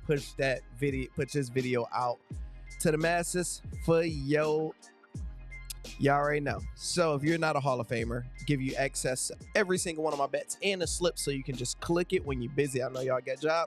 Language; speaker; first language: English; native; English